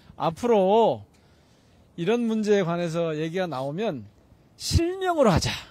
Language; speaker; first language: Korean; native; Korean